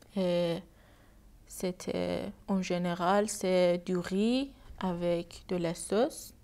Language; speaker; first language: French; non-native, learner; Persian